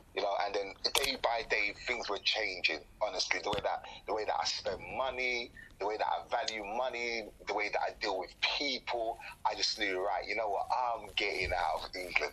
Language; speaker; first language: English; native; English